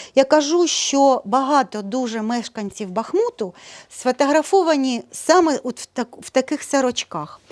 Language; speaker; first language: Ukrainian; non-native, local second language; Russian